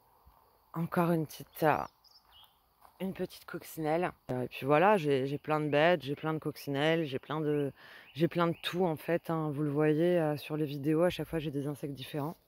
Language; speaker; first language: French; native; French